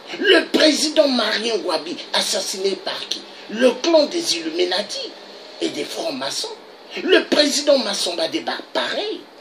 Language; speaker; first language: French; non-native, local second language; Lingala